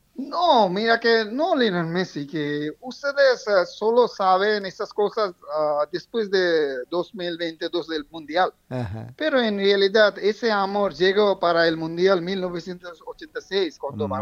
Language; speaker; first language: Spanish; non-native, fluent; Bangla